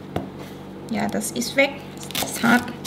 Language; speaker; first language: German; non-native, learner; Thai